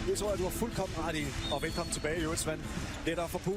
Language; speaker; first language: Danish; native; Danish